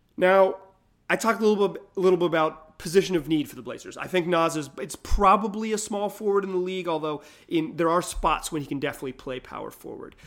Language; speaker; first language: English; native; English